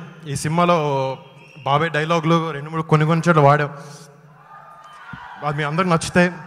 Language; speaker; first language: Telugu; native; Telugu